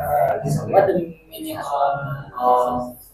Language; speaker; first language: English; non-native, learner; Indonesian